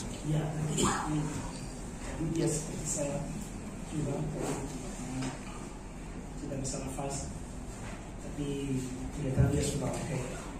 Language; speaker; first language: Indonesian; non-native, fluent; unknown